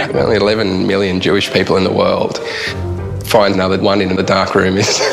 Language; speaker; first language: English; native; English